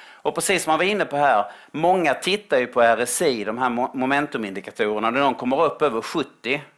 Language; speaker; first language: Swedish; native; Swedish